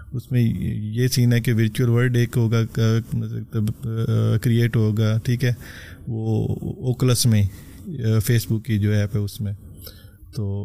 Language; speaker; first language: Urdu; non-native, local second language; Punjabi